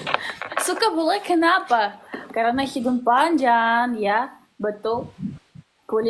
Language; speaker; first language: Indonesian; non-native, learner; Russian